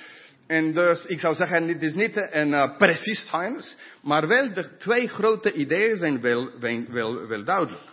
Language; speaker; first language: Dutch; non-native, fluent; English